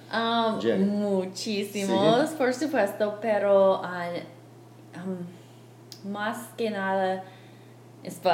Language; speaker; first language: Spanish; non-native, fluent; English